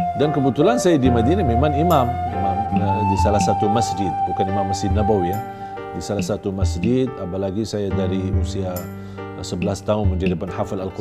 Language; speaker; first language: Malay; non-native, fluent; Arabic